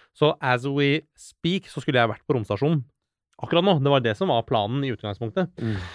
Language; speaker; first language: Norwegian; early bilingual, other home language; Persian